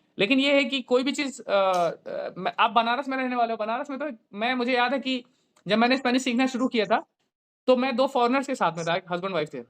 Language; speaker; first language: Hindi; native; Hindi